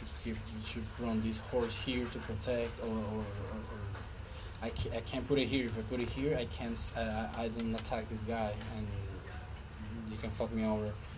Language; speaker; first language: English; non-native, fluent; Spanish